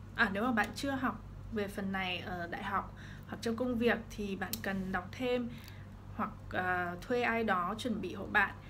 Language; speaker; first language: Vietnamese; early bilingual, heritage; Vietnamese